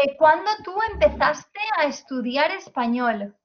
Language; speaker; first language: Spanish; native; Spanish